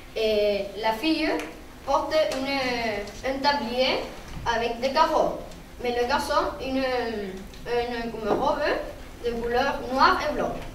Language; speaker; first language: French; non-native, learner; Spanish